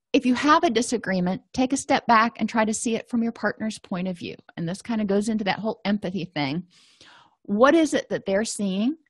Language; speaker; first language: English; native; English